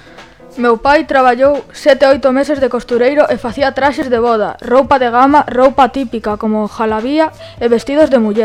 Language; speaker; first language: Galician; native; Galician